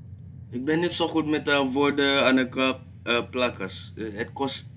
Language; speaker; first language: Dutch; non-native, fluent; English